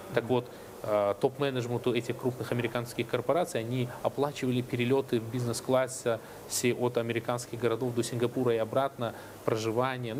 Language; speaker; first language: Russian; native; Russian